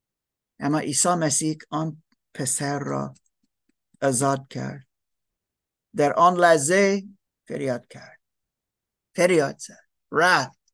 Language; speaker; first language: Persian; non-native, fluent; English